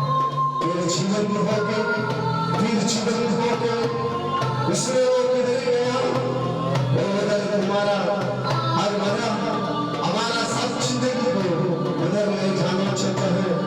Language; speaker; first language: Hindi; non-native, local second language; Telugu